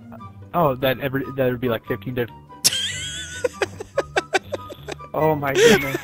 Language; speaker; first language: English; native; English